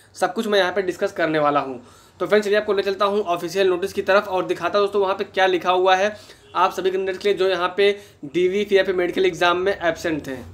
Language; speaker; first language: Hindi; native; Hindi